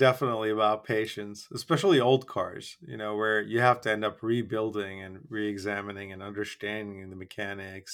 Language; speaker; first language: English; non-native, local second language; Bangla